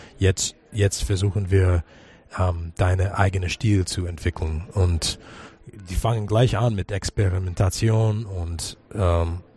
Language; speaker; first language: German; non-native, fluent; English